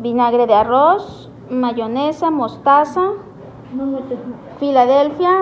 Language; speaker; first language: Spanish; native; Spanish